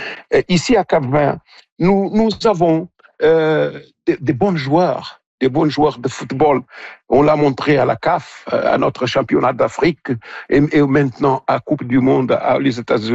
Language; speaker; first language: French; non-native, local second language; Portuguese